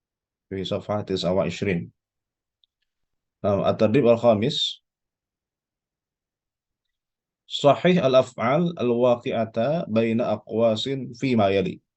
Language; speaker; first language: Arabic; non-native, fluent; Indonesian